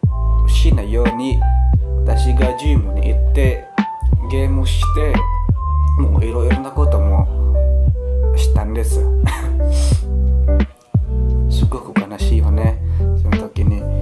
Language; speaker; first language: Japanese; non-native, learner; Indonesian